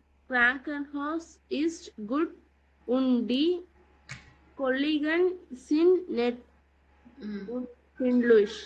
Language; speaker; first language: German; non-native, learner; Tamil